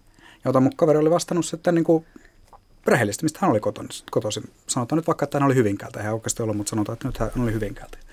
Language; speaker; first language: Finnish; native; Finnish